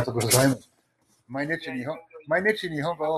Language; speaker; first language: Japanese; non-native, learner; English